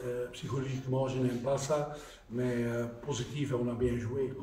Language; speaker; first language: French; non-native, fluent; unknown